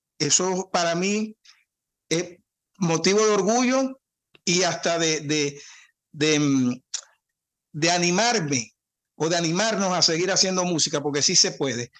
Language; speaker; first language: Spanish; native; Spanish